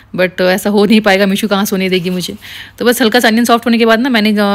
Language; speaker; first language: Hindi; native; Hindi